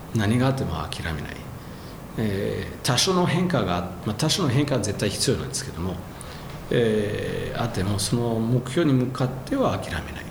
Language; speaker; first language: Japanese; non-native, fluent; French